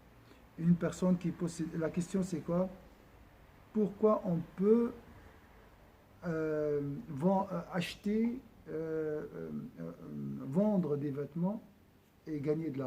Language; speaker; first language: French; non-native, local second language; Arabic